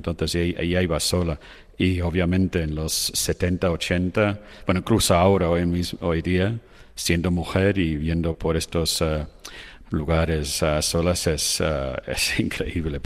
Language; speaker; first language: Spanish; non-native, fluent; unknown